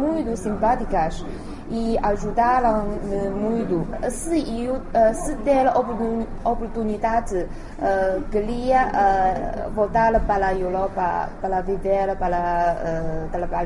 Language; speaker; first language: Portuguese; non-native, learner; Chinese